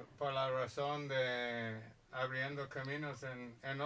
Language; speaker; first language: Spanish; non-native, learner; English